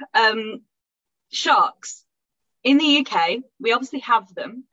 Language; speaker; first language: English; native; English